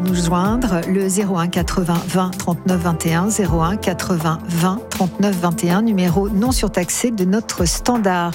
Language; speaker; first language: French; native; French